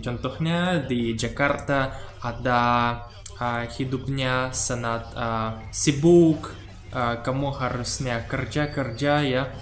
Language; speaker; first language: Indonesian; non-native, learner; Russian